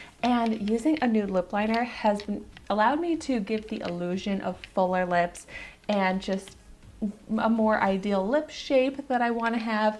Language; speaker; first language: English; native; English